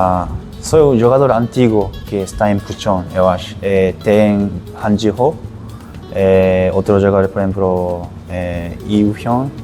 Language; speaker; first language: Portuguese; non-native, learner; Japanese